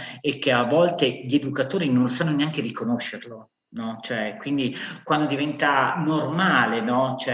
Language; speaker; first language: Italian; native; Italian